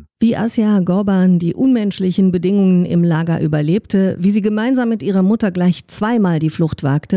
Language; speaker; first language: German; native; German